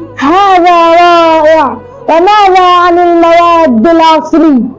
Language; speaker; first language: Arabic; non-native, learner; Urdu